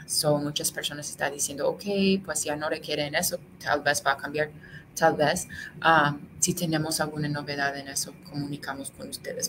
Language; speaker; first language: Spanish; non-native, fluent; English